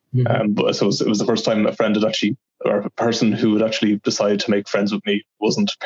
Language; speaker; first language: English; native; English